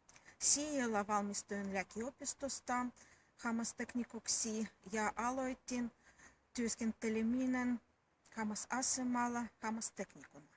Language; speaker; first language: Finnish; non-native, learner; Russian